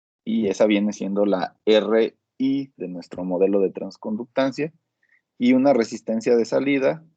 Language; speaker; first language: Spanish; native; Spanish